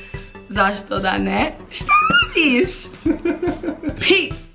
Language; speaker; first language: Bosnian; non-native, learner; English